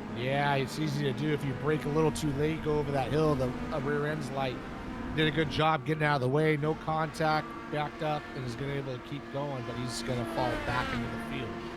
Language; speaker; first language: English; native; English